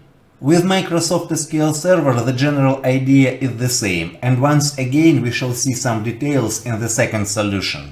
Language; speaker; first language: English; non-native, fluent; Russian